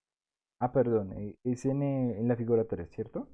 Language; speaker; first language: Spanish; native; Spanish